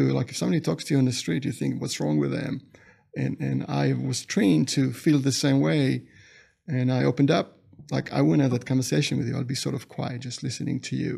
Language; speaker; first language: English; non-native, fluent; Hebrew